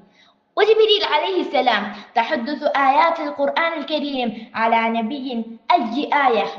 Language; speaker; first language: Arabic; non-native, learner; Malayalam